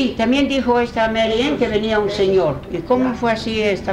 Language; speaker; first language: Spanish; early bilingual, heritage; Spanish